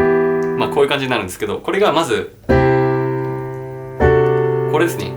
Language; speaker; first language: Japanese; native; Japanese